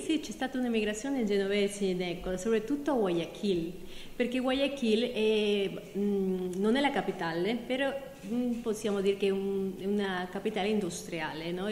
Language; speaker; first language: Italian; non-native, fluent; Spanish